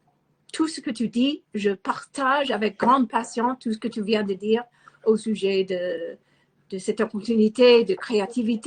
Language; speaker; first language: French; non-native, fluent; English